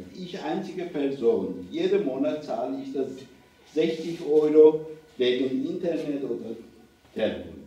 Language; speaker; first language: German; non-native, learner; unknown